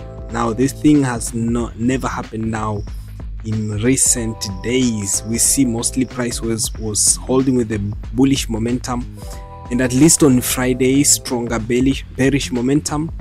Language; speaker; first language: English; non-native, local second language; Swahili